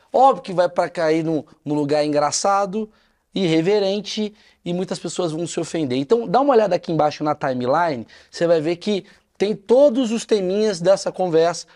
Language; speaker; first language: Portuguese; native; Portuguese